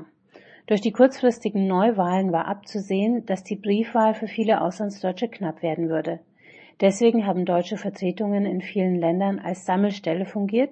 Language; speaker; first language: German; native; German